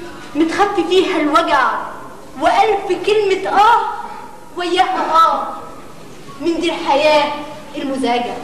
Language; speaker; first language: Arabic; native; Arabic